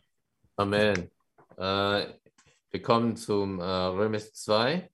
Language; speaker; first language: German; non-native, fluent; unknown